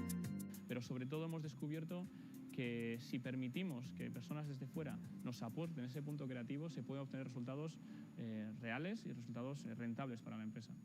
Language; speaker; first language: Spanish; native; Spanish